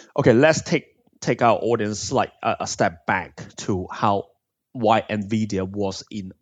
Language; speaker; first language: English; non-native, local second language; Cantonese